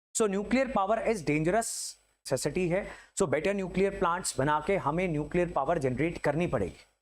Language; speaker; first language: Hindi; native; Hindi